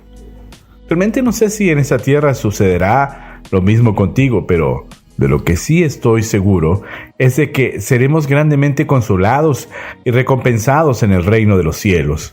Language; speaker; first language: Spanish; native; Spanish